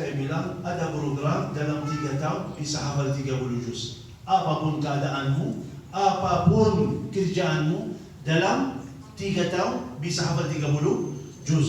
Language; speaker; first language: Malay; non-native, fluent; Arabic